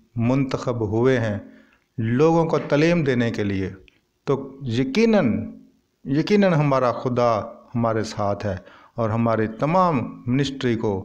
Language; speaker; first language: Urdu; non-native, local second language; Punjabi